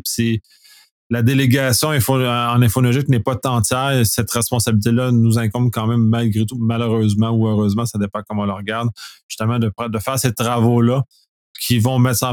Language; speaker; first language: French; native; French